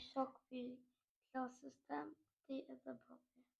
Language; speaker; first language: Albanian; early bilingual, heritage; Albanian